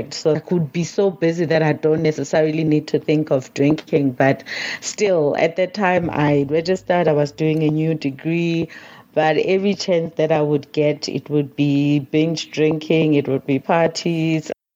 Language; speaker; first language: English; non-native, local second language; Tswana